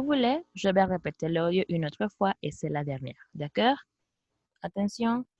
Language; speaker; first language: French; non-native, fluent; Spanish